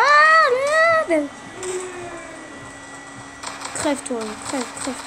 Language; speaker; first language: French; native; French